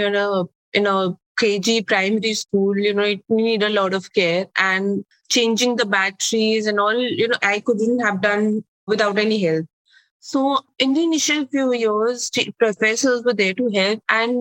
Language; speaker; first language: English; non-native, local second language; Hindi